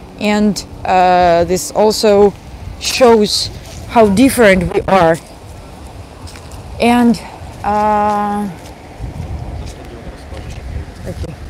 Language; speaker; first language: English; non-native, fluent; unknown